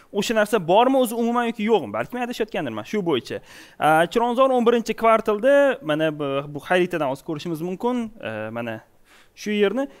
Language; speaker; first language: Uzbek; native; Uzbek